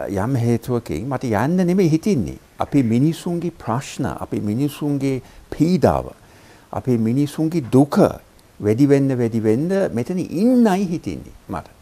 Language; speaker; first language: Sinhala; non-native, fluent; English